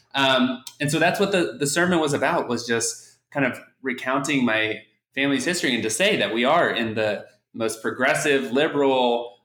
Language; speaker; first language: English; native; English